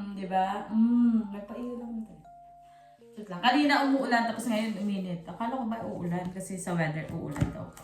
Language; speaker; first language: Filipino; non-native, local second language; Hiligaynon